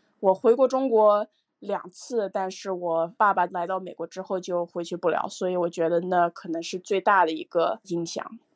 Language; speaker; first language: Chinese; early bilingual, heritage; Chinese